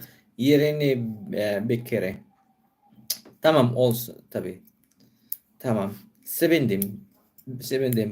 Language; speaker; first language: Turkish; non-native, learner; Filipino